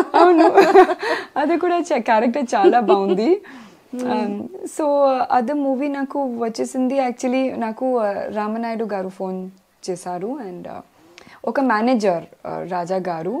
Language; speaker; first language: Telugu; non-native, learner; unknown